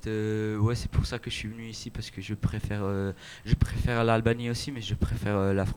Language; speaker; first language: French; non-native, learner; Albanian